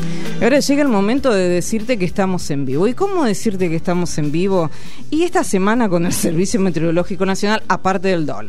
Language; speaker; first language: Spanish; native; Spanish